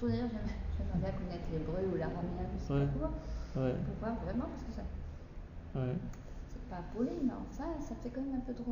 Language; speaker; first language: French; native; French